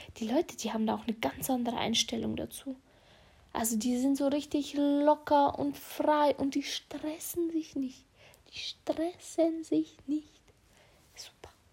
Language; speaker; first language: German; early bilingual, other home language; Russian